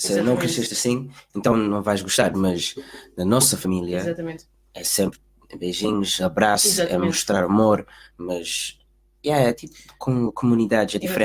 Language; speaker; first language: Portuguese; early bilingual, heritage; Portuguese